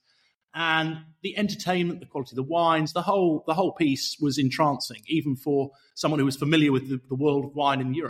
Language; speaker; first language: English; native; English